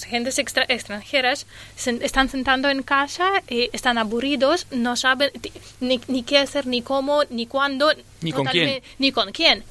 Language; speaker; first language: Spanish; non-native, learner; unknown